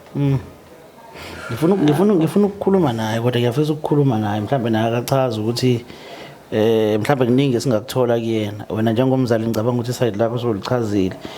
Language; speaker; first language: Zulu; native; Zulu